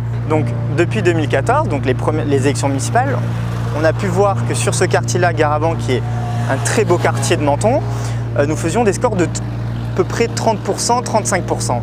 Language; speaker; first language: French; native; French